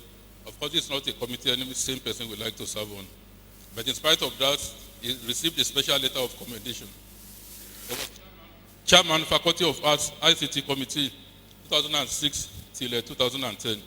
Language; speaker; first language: English; non-native, local second language; Yoruba